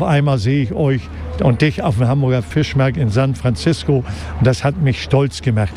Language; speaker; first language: German; native; German